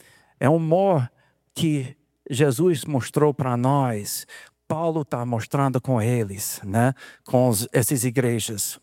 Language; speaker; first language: Portuguese; non-native, fluent; English